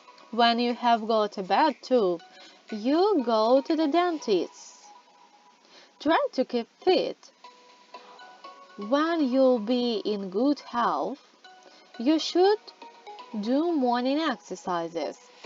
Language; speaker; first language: English; non-native, fluent; Ukrainian